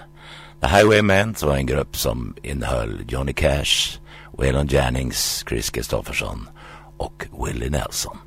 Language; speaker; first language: Swedish; native; Swedish